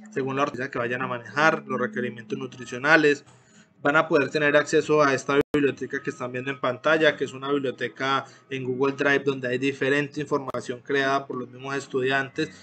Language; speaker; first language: Spanish; native; Spanish